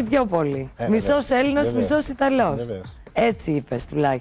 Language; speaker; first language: Greek; native; Greek